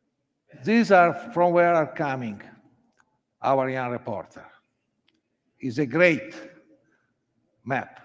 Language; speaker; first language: English; non-native, learner; Italian